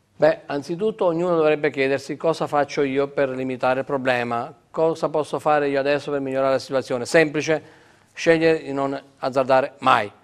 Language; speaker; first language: Italian; native; Italian